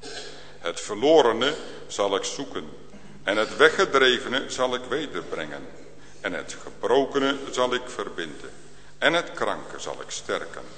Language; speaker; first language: Dutch; native; Dutch